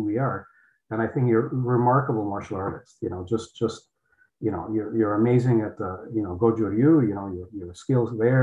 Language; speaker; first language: English; non-native, fluent; Polish